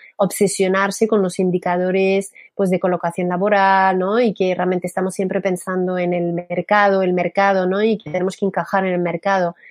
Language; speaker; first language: Spanish; non-native, fluent; French